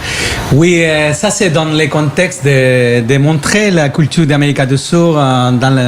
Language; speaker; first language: French; non-native, fluent; Spanish